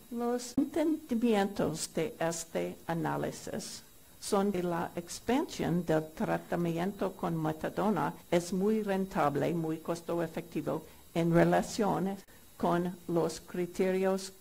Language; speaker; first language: Spanish; non-native, fluent; English